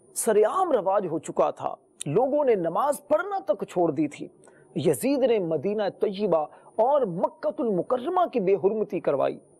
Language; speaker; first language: Urdu; native; Urdu